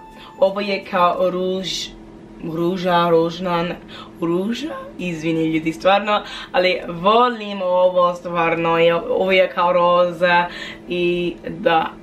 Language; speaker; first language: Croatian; non-native, learner; English